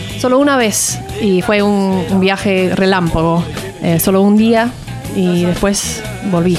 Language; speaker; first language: Spanish; non-native, learner; English